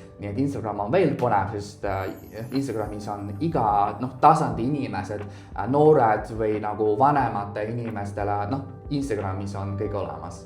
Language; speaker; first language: Estonian; non-native, fluent; Chinese